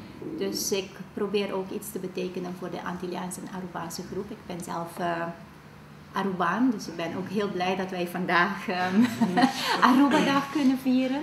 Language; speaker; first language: Dutch; non-native, local second language; Papiamento